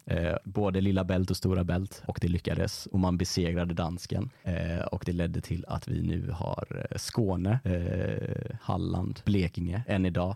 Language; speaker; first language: Swedish; native; Swedish